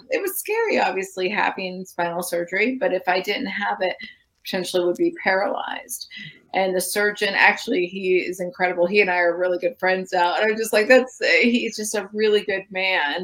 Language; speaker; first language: English; native; English